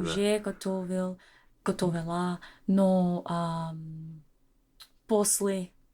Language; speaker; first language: Russian; non-native, learner; English